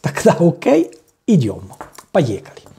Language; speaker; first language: Russian; non-native, learner; Italian